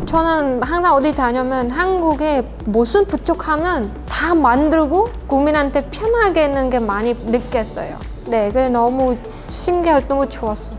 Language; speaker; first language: Korean; non-native, learner; Khmer